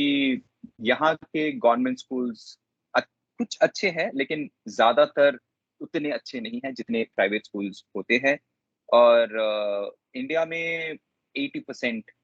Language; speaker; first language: Hindi; non-native, local second language; Telugu